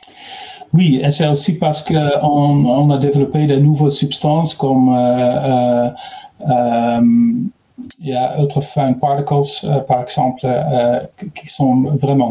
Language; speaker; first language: French; non-native, learner; Dutch